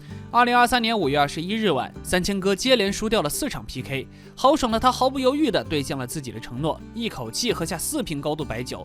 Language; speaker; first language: Chinese; native; Chinese